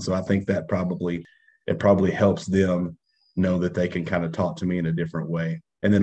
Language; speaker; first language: English; native; English